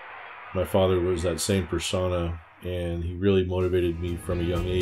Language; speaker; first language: English; native; English